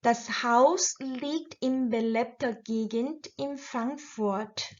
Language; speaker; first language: German; non-native, fluent; Korean